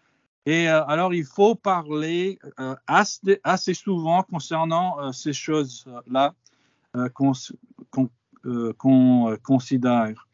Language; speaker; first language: French; non-native, fluent; English